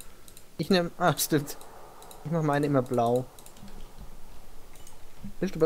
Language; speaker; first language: German; native; German